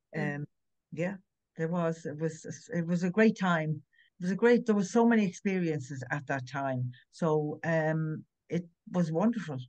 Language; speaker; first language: English; native; English